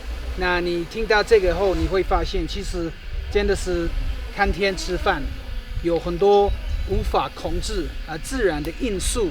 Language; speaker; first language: Chinese; non-native, fluent; English